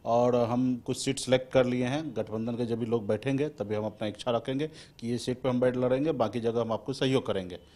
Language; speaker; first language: Hindi; native; Hindi